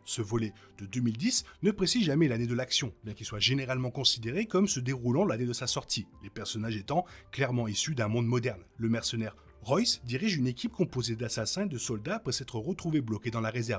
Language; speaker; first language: French; native; French